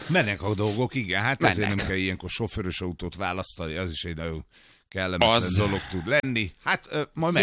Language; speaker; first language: Hungarian; native; Hungarian